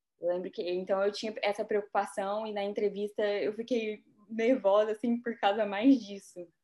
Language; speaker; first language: Portuguese; native; Portuguese